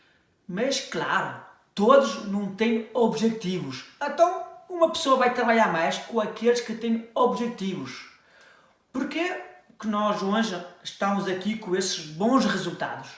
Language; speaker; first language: Portuguese; early bilingual, heritage; French